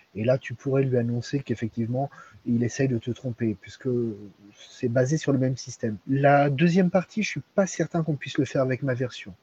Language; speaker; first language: French; native; French